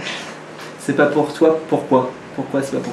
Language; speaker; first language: French; native; French